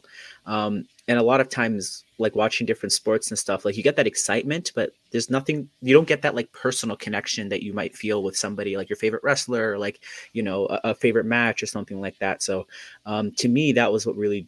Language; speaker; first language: English; native; English